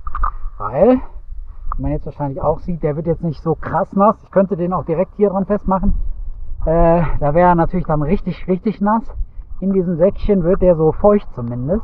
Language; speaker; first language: German; native; German